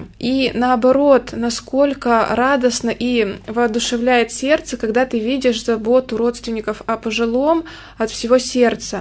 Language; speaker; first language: Russian; native; Russian